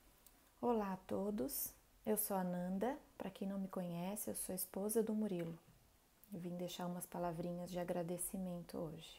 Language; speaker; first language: Portuguese; native; Portuguese